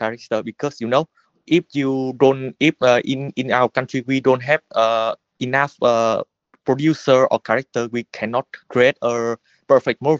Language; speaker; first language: English; non-native, learner; Vietnamese